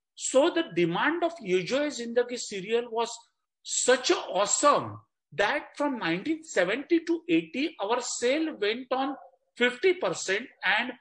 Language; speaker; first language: English; non-native, local second language; Marathi